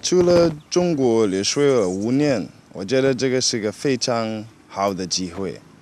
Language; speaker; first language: Chinese; non-native, fluent; English